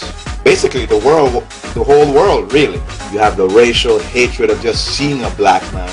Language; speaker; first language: English; native; English